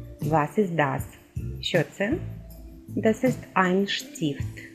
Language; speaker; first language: German; non-native, fluent; Ukrainian